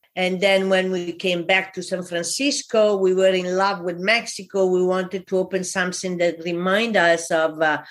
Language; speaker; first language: English; non-native, fluent; Italian